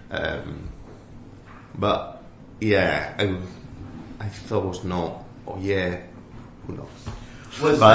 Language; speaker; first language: English; non-native, fluent; Spanish